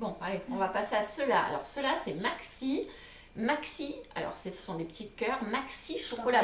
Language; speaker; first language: French; native; French